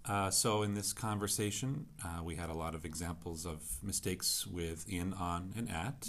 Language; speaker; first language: English; native; English